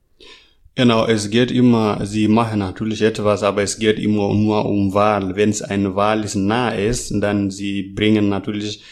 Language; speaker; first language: German; non-native, fluent; Masai